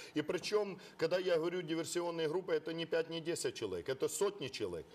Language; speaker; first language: Ukrainian; non-native, local second language; Russian